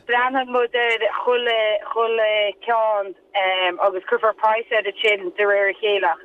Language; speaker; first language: Irish; native; Irish